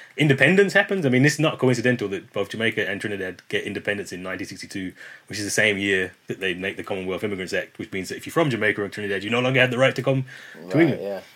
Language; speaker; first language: English; native; English